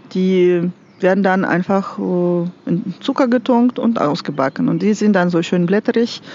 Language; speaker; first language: German; non-native, fluent; Russian